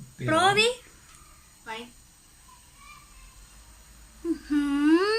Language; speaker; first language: Italian; non-native, learner; Thai